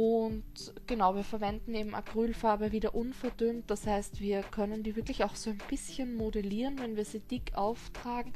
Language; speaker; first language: German; native; German